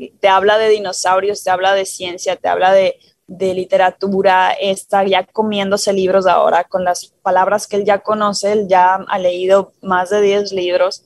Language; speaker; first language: Spanish; non-native, fluent; English